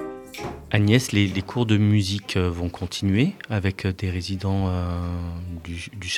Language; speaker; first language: French; native; French